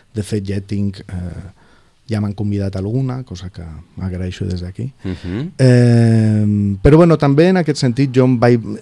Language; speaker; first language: Catalan; non-native, local second language; Spanish